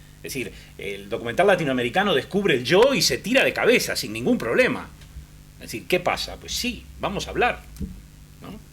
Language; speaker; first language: Spanish; native; Spanish